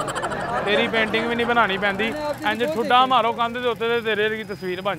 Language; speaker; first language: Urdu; non-native, local second language; Punjabi